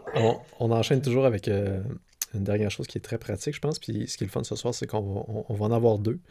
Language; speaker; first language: French; native; French